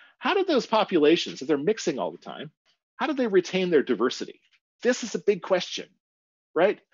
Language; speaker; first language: English; native; English